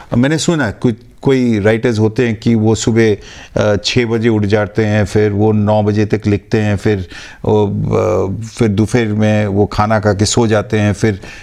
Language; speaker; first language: Hindi; non-native, local second language; Bangla